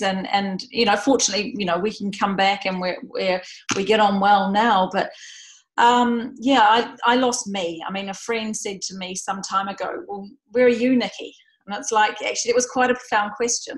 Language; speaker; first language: English; native; English